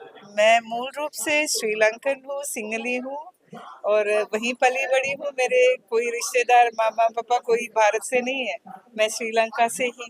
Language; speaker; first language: Hindi; non-native, fluent; Sinhala